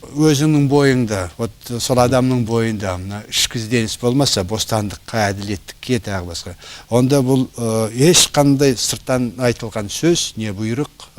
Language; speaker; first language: Kazakh; non-native, local second language; Russian